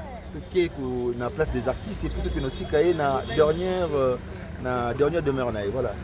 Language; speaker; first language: French; non-native, local second language; Lingala